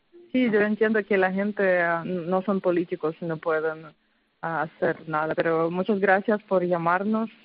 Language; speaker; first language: Spanish; non-native, fluent; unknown